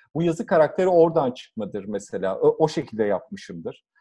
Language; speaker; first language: Turkish; native; Turkish